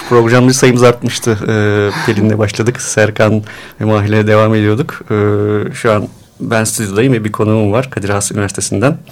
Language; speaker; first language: Turkish; native; Turkish